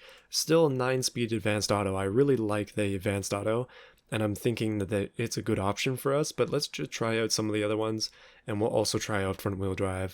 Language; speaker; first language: English; native; English